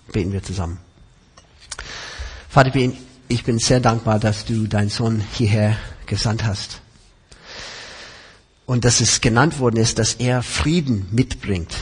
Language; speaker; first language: German; non-native, fluent; English